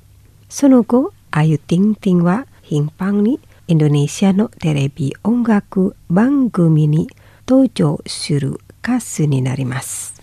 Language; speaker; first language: Japanese; non-native, fluent; Indonesian